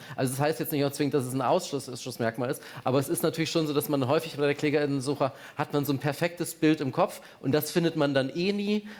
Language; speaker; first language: German; native; German